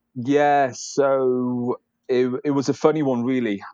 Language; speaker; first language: English; native; English